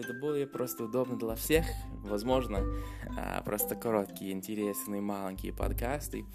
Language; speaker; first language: Russian; non-native, fluent; English